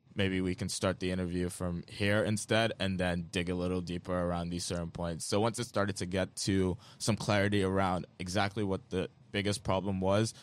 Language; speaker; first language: English; non-native, local second language; Yoruba